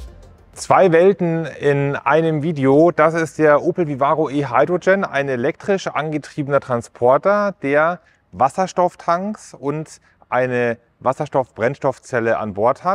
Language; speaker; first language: German; native; German